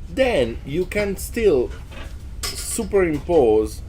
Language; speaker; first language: English; non-native, fluent; Italian